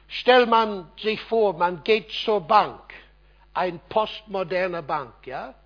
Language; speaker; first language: German; non-native, fluent; English